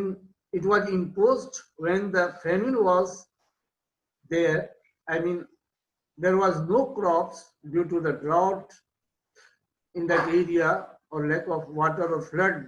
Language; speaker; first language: English; non-native, local second language; Hindi